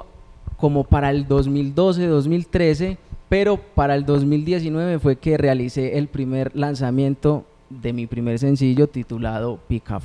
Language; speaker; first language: Spanish; native; Spanish